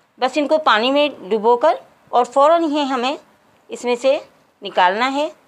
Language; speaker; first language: Urdu; native; Urdu